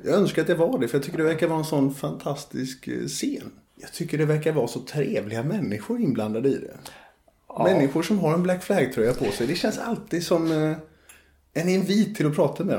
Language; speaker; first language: Swedish; native; Swedish